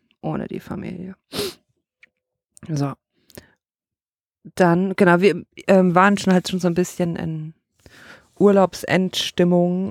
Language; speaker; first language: German; native; German